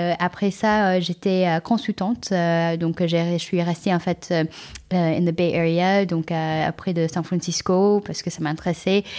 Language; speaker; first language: French; non-native, fluent; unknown